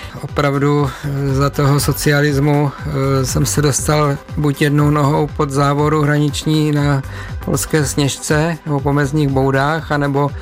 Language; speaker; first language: Czech; native; Czech